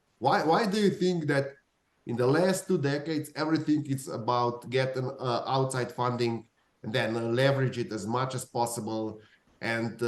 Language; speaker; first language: English; non-native, fluent; Slovenian